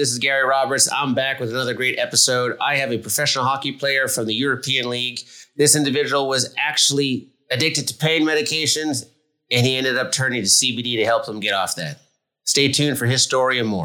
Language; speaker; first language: English; native; English